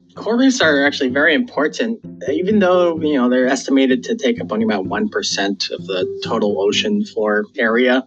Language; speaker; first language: English; native; English